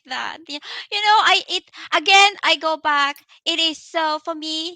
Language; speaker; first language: English; non-native, local second language; Filipino